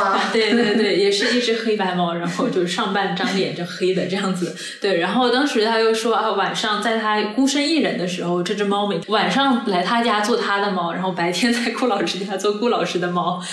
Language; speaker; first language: Chinese; non-native, local second language; Cantonese